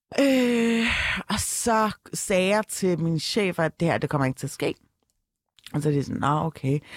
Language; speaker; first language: Danish; early bilingual, other home language; Turkish